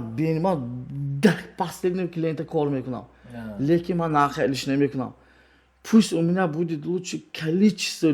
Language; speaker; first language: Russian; non-native, local second language; Tajik